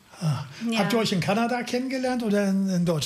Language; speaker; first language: German; native; German